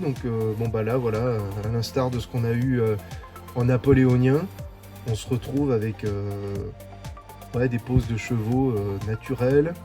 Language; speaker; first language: French; native; French